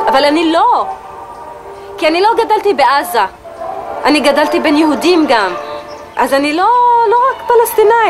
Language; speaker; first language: Hebrew; non-native, local second language; Arabic